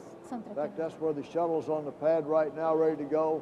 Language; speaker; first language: English; native; English